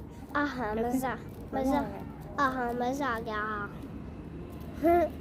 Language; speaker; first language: Hindi; native; Hindi